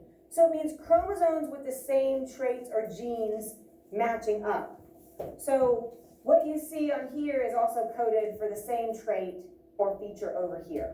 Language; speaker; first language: English; native; English